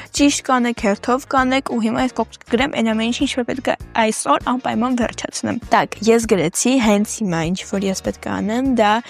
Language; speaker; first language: Armenian; early bilingual, heritage; Armenian